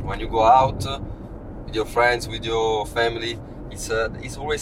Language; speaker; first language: English; non-native, learner; Italian